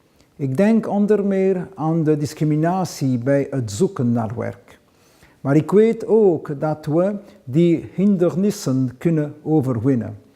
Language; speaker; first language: Dutch; non-native, local second language; Italian